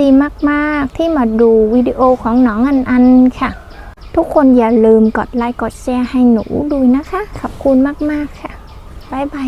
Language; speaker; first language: Thai; non-native, learner; Vietnamese